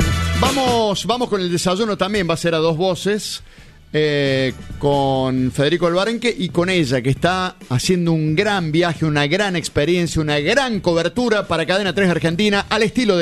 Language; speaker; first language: Spanish; native; Spanish